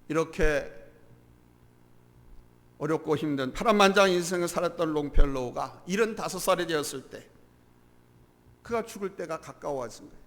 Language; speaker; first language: Korean; native; Korean